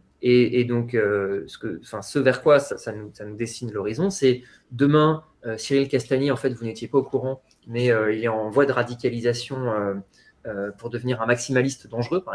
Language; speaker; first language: French; native; French